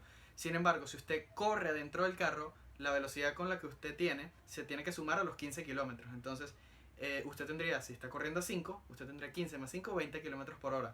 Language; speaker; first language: Spanish; native; Spanish